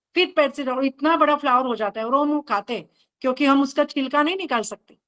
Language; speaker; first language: Hindi; non-native, local second language; Marathi